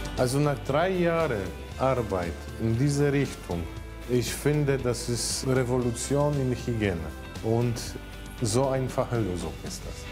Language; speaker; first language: German; non-native, local second language; Polish